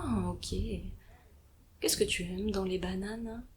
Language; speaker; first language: French; native; French